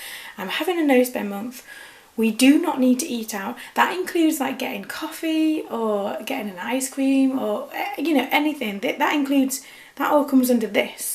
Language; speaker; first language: English; native; English